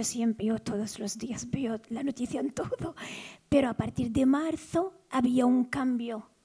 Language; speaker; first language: Spanish; non-native, fluent; Arabic